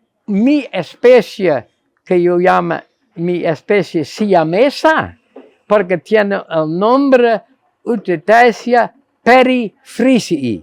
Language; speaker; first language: Spanish; non-native, fluent; Dutch